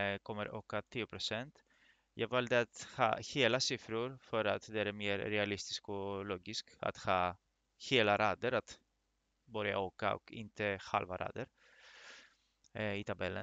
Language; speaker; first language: Swedish; non-native, fluent; Greek